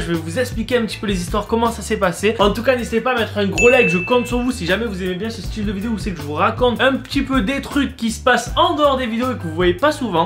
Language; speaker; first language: French; native; French